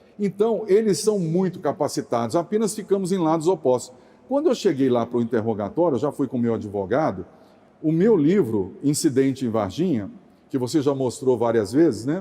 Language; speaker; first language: Portuguese; native; Portuguese